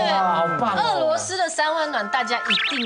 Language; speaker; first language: Chinese; native; Chinese